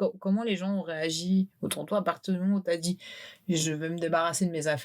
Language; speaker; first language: French; native; French